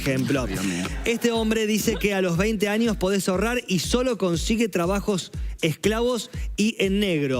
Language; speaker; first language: Spanish; native; Spanish